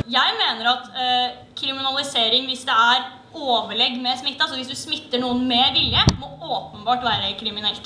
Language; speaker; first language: Norwegian; native; Norwegian